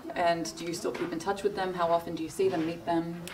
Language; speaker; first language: English; native; English